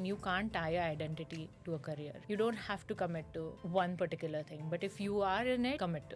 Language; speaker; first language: English; non-native, local second language; Marathi